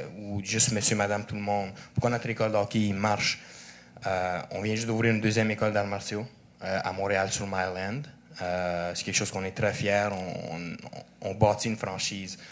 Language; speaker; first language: French; early bilingual, other home language; Russian